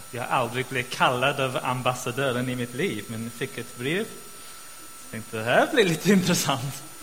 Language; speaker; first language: Swedish; non-native, fluent; English